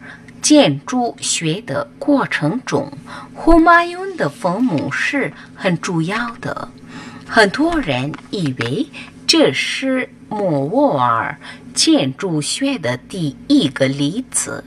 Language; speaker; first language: Chinese; non-native, fluent; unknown